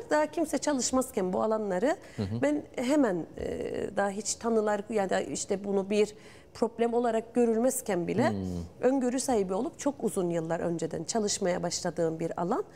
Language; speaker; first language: Turkish; native; Turkish